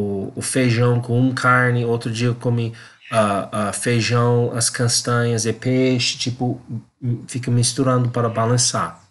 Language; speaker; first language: Portuguese; non-native, learner; English